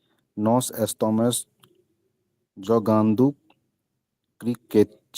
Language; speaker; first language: Portuguese; non-native, learner; Hindi